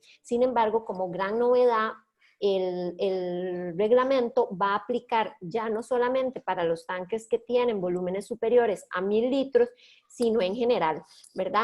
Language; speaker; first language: Spanish; native; Spanish